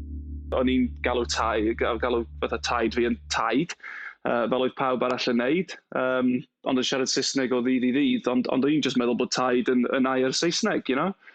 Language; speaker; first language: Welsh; non-native, local second language; English